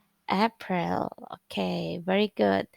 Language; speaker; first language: English; non-native, learner; Indonesian